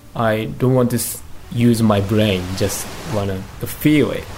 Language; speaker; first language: English; non-native, learner; Japanese